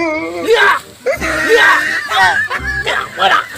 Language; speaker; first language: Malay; non-native, local second language; Sundanese